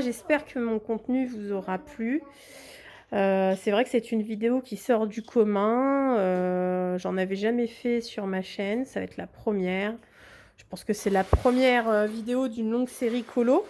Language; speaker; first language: French; native; French